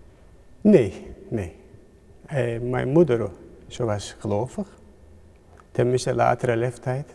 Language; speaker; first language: Dutch; non-native, fluent; Turkish